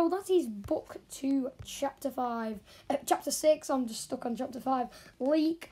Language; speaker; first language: English; native; English